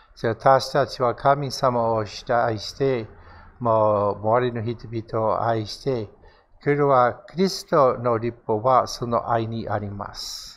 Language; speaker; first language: Japanese; non-native, fluent; English